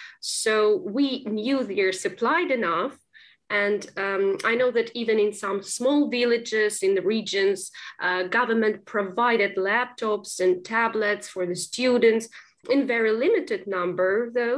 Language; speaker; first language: English; non-native, fluent; Ukrainian